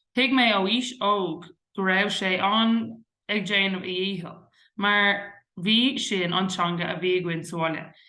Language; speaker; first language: Irish; non-native, local second language; English